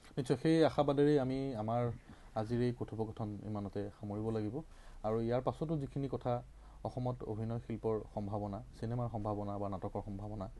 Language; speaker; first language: Assamese; native; Assamese